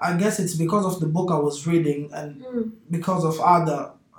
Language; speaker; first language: English; non-native, fluent; Portuguese